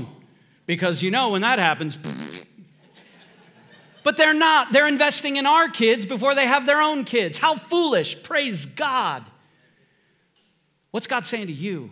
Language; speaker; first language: English; native; English